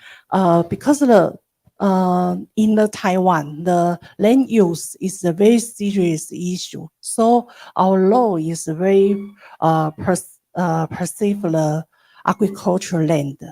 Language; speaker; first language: English; non-native, learner; Chinese